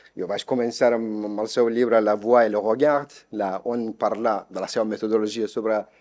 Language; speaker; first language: Catalan; non-native, fluent; Persian